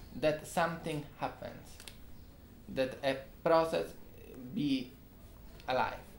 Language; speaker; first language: English; non-native, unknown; Italian